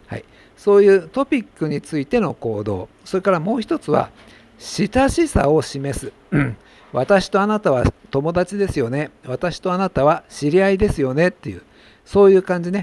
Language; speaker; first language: Japanese; native; Japanese